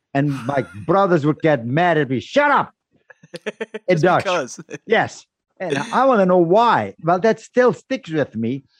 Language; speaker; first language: English; non-native, fluent; Dutch